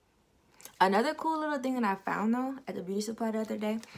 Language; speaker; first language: English; native; English